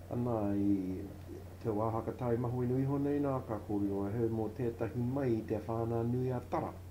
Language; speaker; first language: Māori; native; Māori